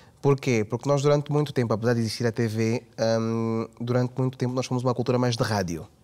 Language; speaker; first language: Portuguese; native; Portuguese